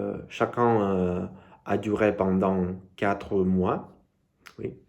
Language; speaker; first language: French; non-native, learner; Russian